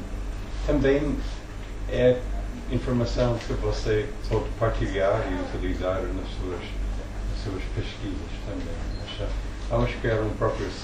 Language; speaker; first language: Portuguese; non-native, fluent; English